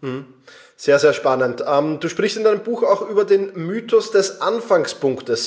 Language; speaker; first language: German; native; German